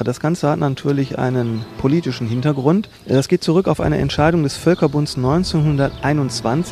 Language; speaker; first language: German; native; German